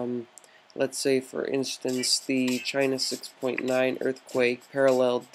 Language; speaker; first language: English; native; English